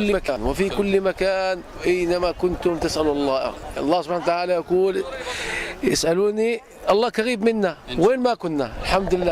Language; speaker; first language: Arabic; native; Arabic